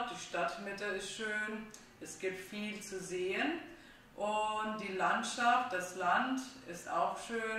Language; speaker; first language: German; non-native, fluent; Italian